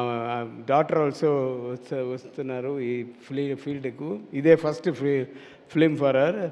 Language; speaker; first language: Telugu; non-native, learner; Tamil